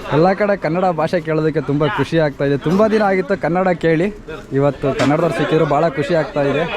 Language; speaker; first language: Kannada; native; Kannada